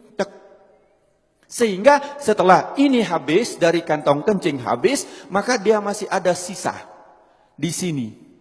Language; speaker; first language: Indonesian; non-native, local second language; Javanese